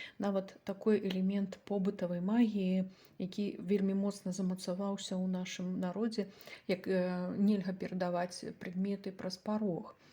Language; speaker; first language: Belarusian; native; Belarusian